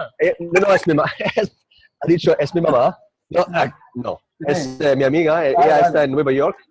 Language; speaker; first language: Spanish; non-native, learner; English